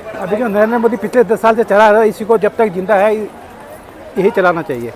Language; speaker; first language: Hindi; non-native, local second language; Assamese